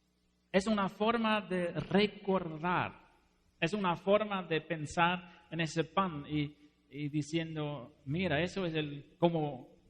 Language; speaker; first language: Spanish; non-native, fluent; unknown